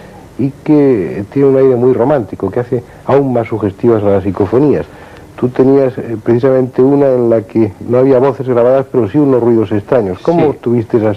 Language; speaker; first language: Spanish; native; Spanish